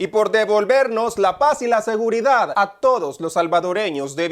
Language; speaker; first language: Spanish; native; Spanish